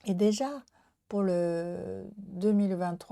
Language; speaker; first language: French; non-native, learner; Japanese